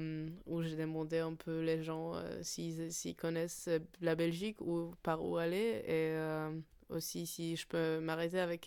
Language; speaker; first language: French; non-native, fluent; Polish